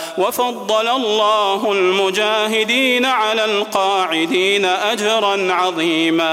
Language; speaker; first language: Arabic; native; Arabic